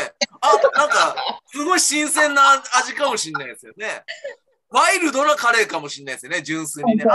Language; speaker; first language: Japanese; native; Japanese